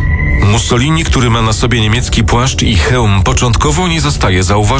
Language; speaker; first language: Polish; native; Polish